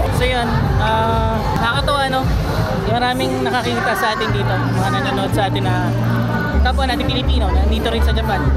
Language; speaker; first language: Filipino; native; Filipino